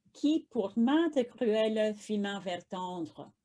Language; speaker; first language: French; non-native, fluent; English